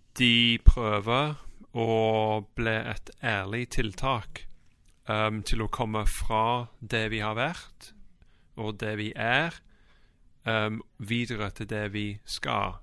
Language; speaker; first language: Norwegian; non-native, fluent; English